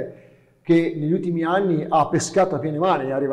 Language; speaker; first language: Italian; native; Italian